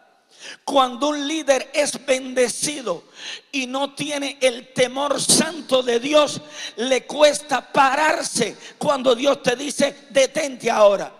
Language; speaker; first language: Spanish; native; Spanish